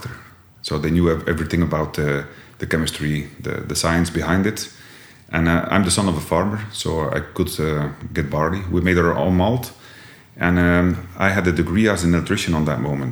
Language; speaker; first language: English; non-native, fluent; Dutch